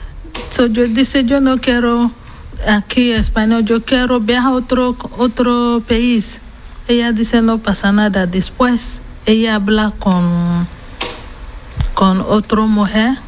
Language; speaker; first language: Spanish; non-native, learner; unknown